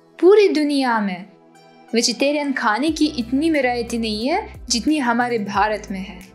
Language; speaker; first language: Hindi; non-native, fluent; Ukrainian